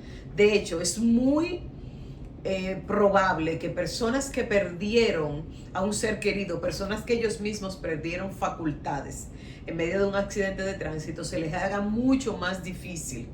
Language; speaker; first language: Spanish; native; Spanish